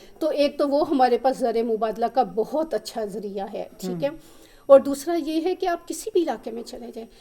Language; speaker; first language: Urdu; native; Urdu